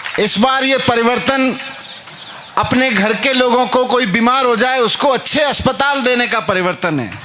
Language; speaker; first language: Hindi; native; Hindi